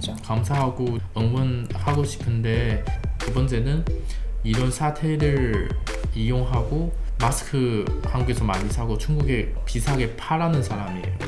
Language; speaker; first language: Korean; non-native, learner; Chinese